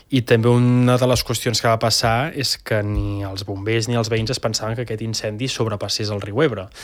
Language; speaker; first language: Catalan; native; Catalan